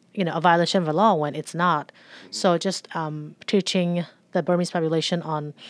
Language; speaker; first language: English; early bilingual, other home language; Burmese